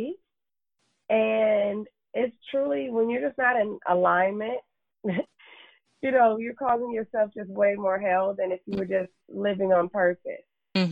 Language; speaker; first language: English; native; English